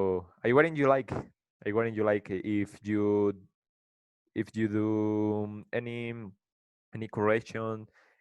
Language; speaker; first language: English; non-native, learner; Spanish